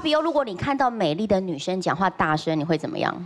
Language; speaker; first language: Chinese; native; Chinese